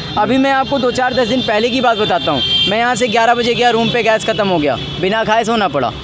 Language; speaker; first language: Hindi; native; Hindi